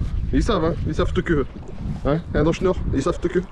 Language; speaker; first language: French; native; French